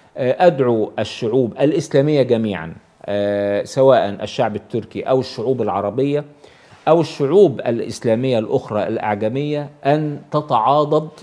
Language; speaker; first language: Arabic; native; Arabic